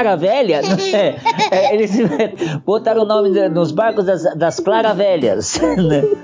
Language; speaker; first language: Portuguese; native; Portuguese